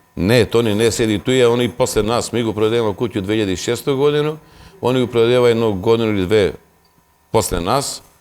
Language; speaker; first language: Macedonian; native; Macedonian